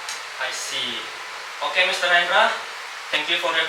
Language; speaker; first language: English; non-native, learner; Indonesian